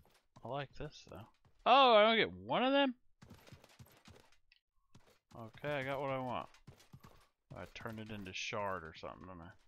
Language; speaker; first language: English; native; English